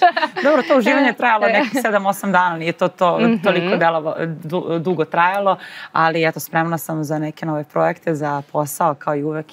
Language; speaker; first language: Serbian; native; Serbian